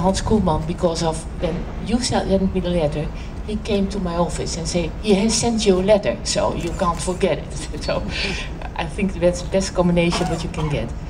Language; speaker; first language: English; non-native, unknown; Dutch